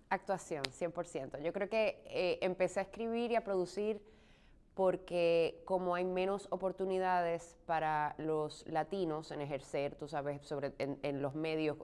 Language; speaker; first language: Spanish; native; Spanish